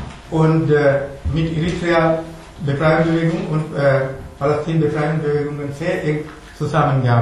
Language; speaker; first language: German; non-native, learner; Sinhala